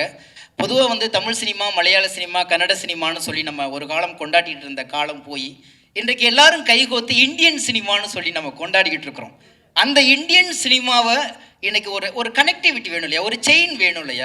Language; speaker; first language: Tamil; native; Tamil